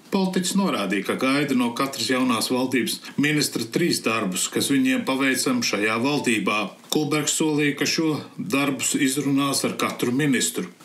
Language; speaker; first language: Latvian; early bilingual, heritage; Latvian